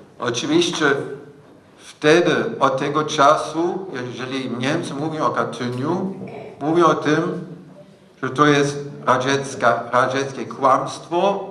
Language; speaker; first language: Polish; non-native, fluent; German